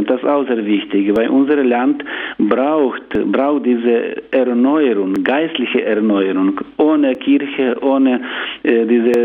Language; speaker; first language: German; non-native, learner; Ukrainian